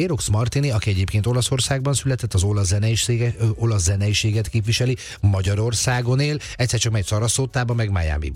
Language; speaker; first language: Hungarian; native; Hungarian